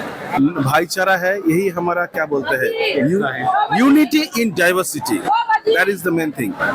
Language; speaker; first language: Hindi; non-native, local second language; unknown